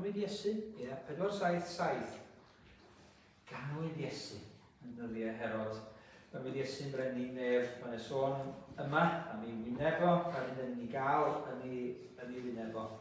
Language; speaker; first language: Welsh; native; Welsh